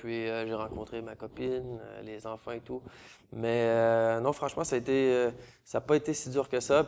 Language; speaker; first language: French; native; French